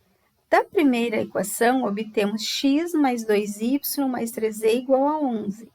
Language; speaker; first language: Portuguese; native; Portuguese